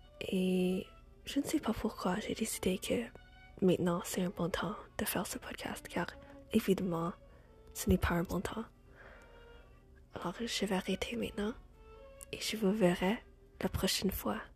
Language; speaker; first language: French; non-native, learner; English